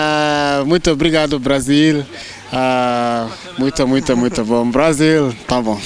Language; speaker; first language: Portuguese; non-native, learner; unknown